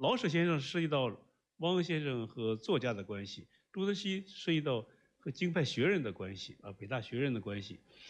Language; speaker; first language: Chinese; native; Chinese